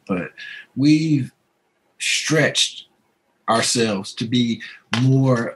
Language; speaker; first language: English; native; English